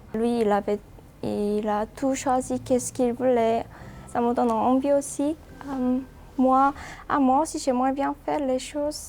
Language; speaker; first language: French; non-native, learner; Korean